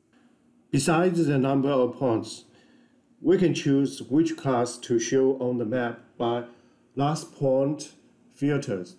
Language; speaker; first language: English; non-native, fluent; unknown